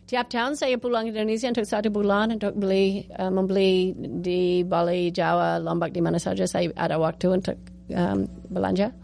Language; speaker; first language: Indonesian; non-native, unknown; English